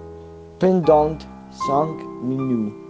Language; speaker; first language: French; non-native, learner; Spanish